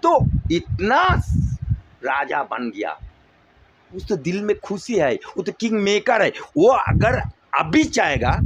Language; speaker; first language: Hindi; non-native, local second language; Bangla